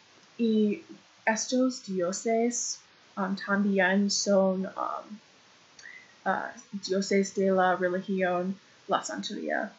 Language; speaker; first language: Spanish; non-native, learner; English